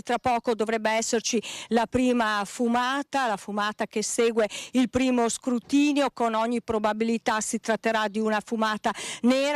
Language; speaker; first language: Italian; native; Italian